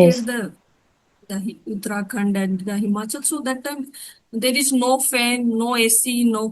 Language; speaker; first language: English; non-native, learner; Hindi